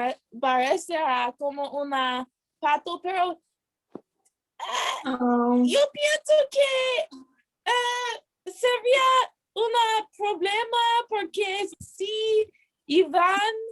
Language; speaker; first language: Spanish; non-native, learner; English